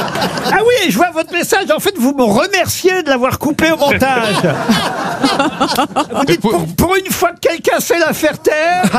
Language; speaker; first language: French; native; French